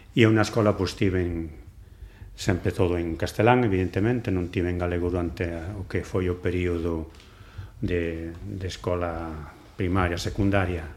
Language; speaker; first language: Galician; non-native, local second language; Spanish